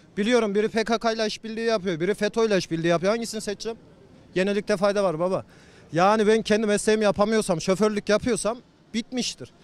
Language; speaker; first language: Turkish; native; Turkish